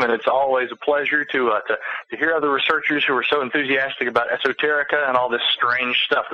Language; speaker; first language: English; native; English